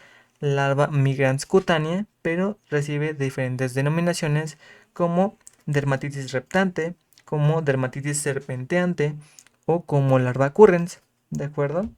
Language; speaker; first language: Spanish; native; Spanish